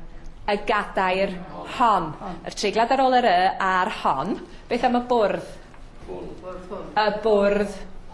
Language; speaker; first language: Welsh; native; Welsh